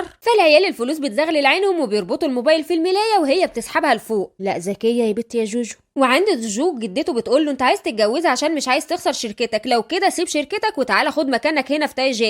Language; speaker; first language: Arabic; native; Arabic